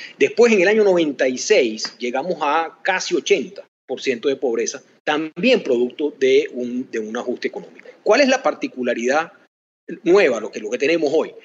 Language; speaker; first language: Spanish; native; Spanish